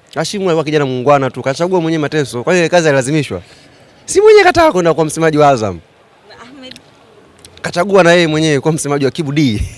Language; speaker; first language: Swahili; native; Swahili